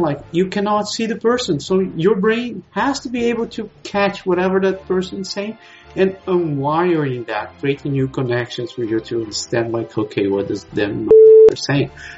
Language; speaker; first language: English; non-native, fluent; Portuguese